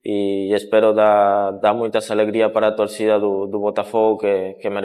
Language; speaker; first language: Portuguese; non-native, fluent; Spanish